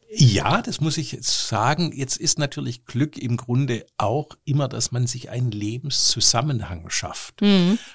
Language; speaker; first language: German; native; German